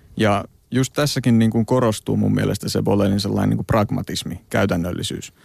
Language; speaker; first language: Finnish; native; Finnish